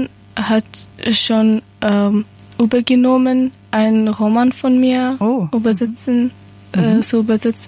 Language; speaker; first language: German; non-native, learner; Persian